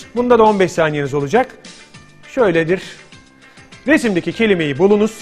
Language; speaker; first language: Turkish; native; Turkish